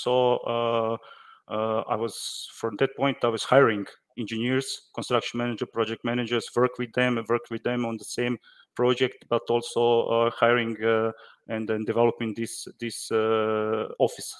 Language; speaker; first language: English; non-native, learner; Croatian